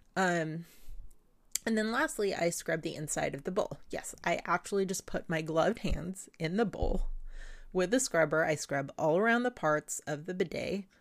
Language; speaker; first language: English; non-native, local second language; Filipino